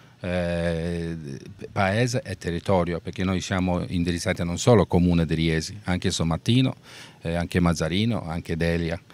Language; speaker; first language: Italian; non-native, learner; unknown